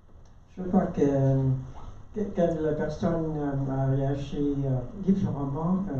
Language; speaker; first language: French; non-native, learner; Vietnamese